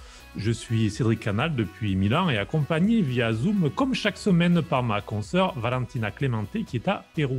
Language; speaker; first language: French; native; French